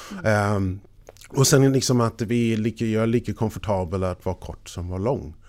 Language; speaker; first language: Swedish; non-native, fluent; English